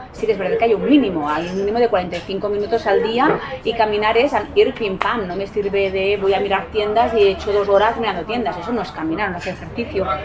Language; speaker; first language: Spanish; non-native, local second language; Catalan